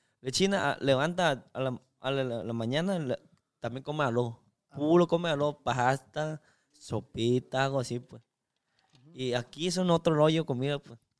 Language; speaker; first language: Spanish; non-native, learner; Chinese